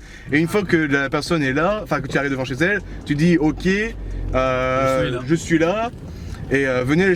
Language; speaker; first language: French; native; French